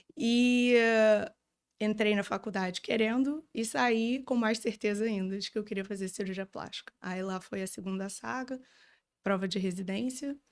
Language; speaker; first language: Portuguese; native; Portuguese